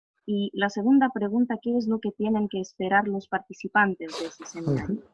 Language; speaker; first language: Spanish; non-native, fluent; Russian